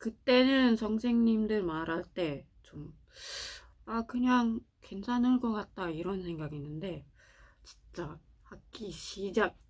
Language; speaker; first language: Korean; non-native, learner; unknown